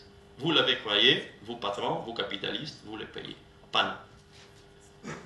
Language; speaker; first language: French; non-native, learner; Italian